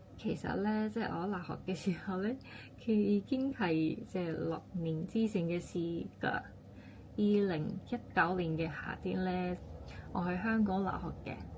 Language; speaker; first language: Cantonese; non-native, fluent; Japanese